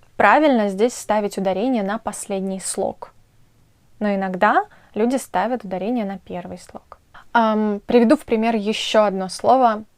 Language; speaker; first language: Russian; native; Russian